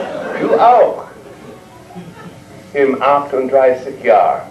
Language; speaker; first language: German; non-native, learner; English